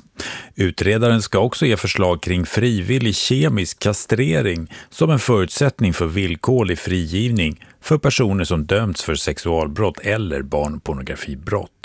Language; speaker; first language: Swedish; native; Swedish